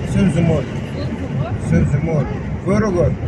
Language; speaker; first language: English; non-native, learner; Arabic